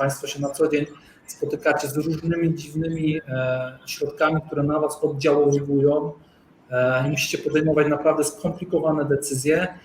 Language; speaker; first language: Polish; native; Polish